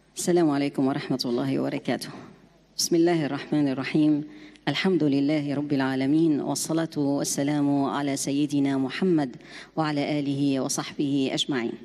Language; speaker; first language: Arabic; native; Arabic